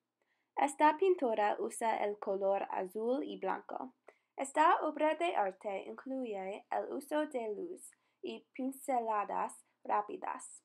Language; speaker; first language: Spanish; non-native, learner; English